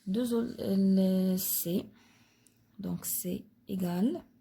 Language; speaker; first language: French; non-native, local second language; Arabic